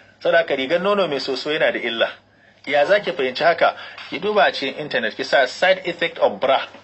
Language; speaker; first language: Hausa; native; Hausa